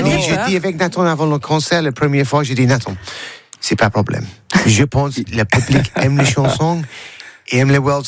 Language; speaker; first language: French; non-native, learner; English